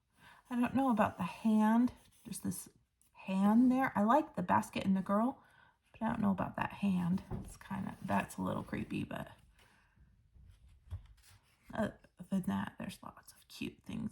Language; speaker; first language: English; native; English